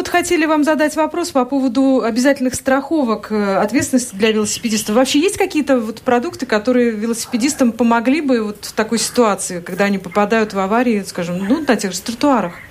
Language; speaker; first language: Russian; native; Russian